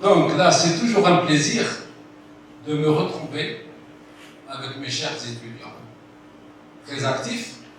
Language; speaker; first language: French; non-native, local second language; Arabic